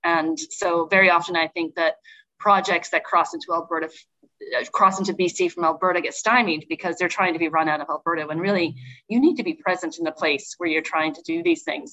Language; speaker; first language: English; native; English